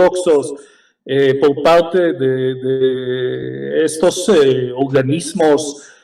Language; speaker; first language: Spanish; non-native, fluent; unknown